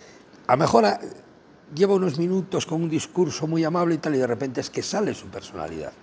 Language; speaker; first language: Spanish; native; Spanish